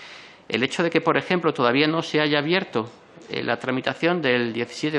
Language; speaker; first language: Spanish; native; Spanish